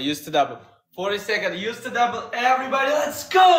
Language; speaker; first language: English; non-native, learner; Russian